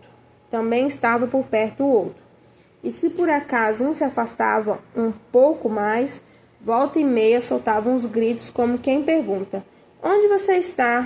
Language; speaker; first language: Portuguese; native; Portuguese